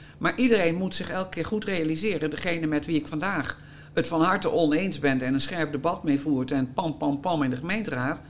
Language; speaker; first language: Dutch; native; Dutch